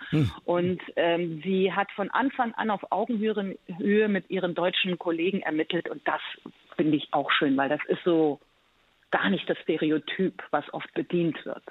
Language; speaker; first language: German; early bilingual, other home language; Persian